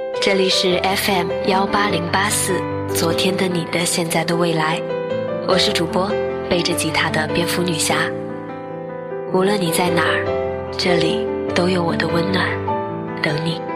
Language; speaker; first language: Chinese; native; Chinese